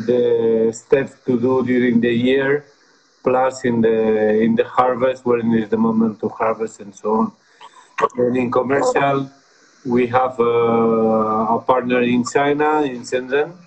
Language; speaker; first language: English; non-native, fluent; Spanish